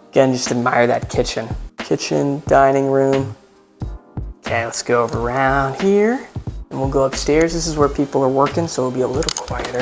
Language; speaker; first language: English; native; English